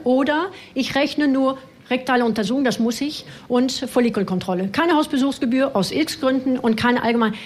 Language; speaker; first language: German; non-native, fluent; French